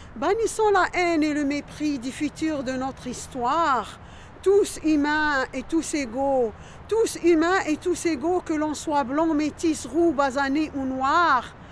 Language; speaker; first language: French; non-native, local second language; Arabic